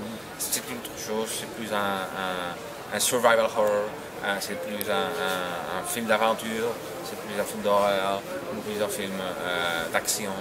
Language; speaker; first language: French; non-native, fluent; Spanish